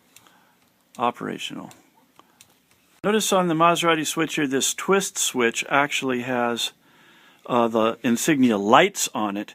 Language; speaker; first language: English; native; English